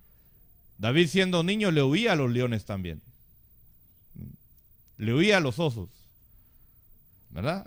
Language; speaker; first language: Spanish; native; Spanish